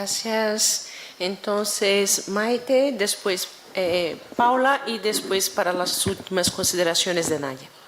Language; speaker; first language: Spanish; non-native, fluent; Portuguese